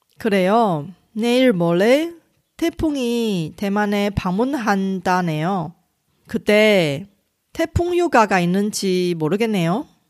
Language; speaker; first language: Korean; non-native, fluent; Chinese